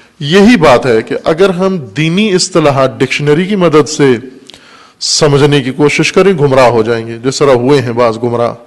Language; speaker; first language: Urdu; non-native, local second language; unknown